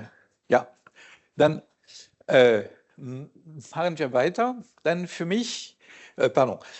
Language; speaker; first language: German; non-native, local second language; French